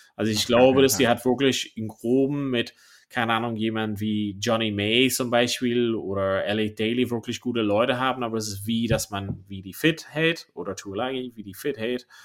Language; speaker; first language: German; non-native, fluent; English